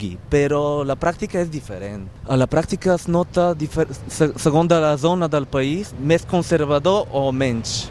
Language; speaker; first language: Catalan; non-native, fluent; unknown